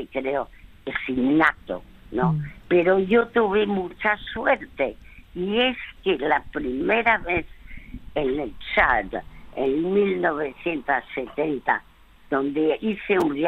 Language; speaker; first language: Spanish; early bilingual, other home language; French